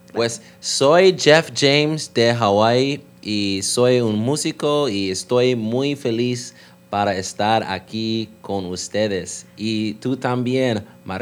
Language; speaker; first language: Spanish; non-native, learner; English